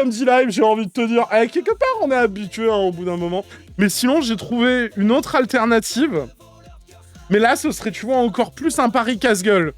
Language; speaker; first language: French; native; French